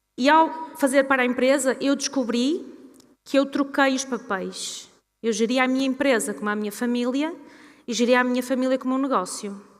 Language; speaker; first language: Portuguese; native; Portuguese